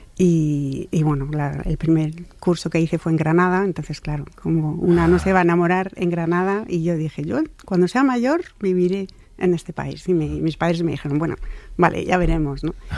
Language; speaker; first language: Spanish; non-native, fluent; French